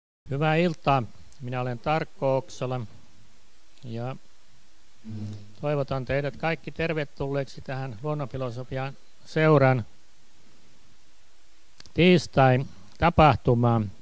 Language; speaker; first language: Finnish; native; Finnish